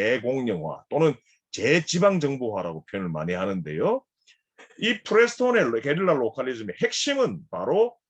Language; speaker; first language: Korean; native; Korean